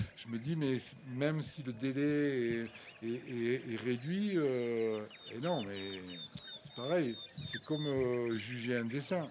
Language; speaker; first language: French; native; French